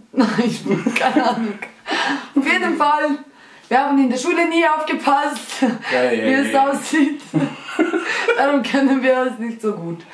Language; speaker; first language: German; early bilingual, other home language; Albanian